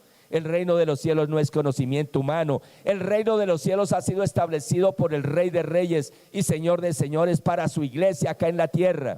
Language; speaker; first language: Spanish; native; Spanish